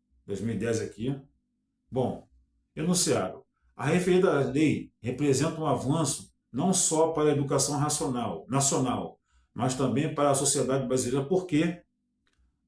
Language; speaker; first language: Portuguese; native; Portuguese